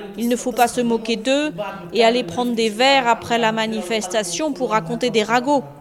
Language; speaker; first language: French; non-native, local second language; Arabic